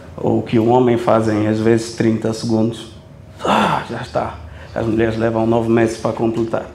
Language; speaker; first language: Portuguese; non-native, local second language; Kabuverdianu